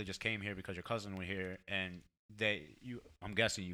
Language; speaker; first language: English; early bilingual, other home language; Portuguese